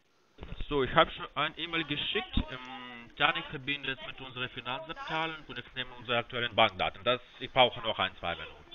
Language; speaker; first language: German; non-native, fluent; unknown